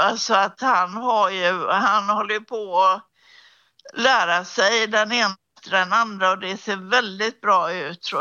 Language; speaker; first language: Swedish; native; Swedish